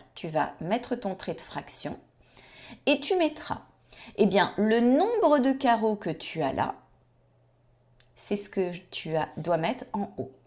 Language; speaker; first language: French; native; French